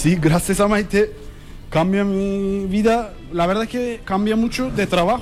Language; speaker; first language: Spanish; non-native, learner; Turkish